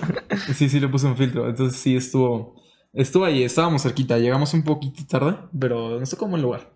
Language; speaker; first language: Spanish; native; Spanish